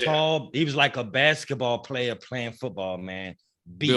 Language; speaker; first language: English; native; English